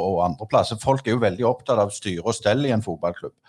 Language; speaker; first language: Norwegian; native; Norwegian